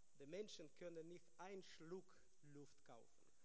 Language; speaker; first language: German; non-native, learner; Russian